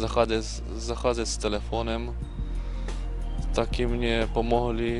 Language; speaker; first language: Czech; non-native, learner; Ukrainian